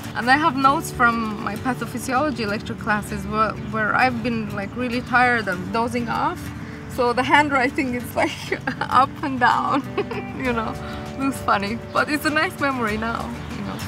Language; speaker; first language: English; non-native, fluent; Swedish